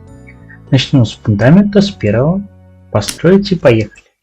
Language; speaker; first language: Russian; native; Russian